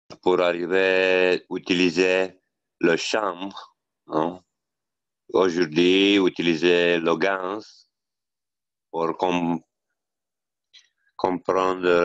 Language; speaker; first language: French; non-native, learner; Italian